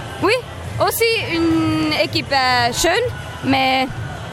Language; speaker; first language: French; non-native, local second language; German